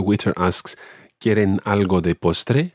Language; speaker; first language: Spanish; non-native, fluent; English